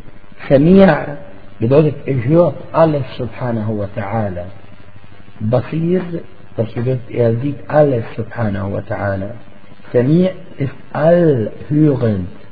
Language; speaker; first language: German; non-native, fluent; Arabic